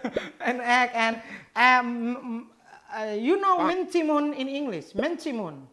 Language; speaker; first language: English; non-native, learner; Indonesian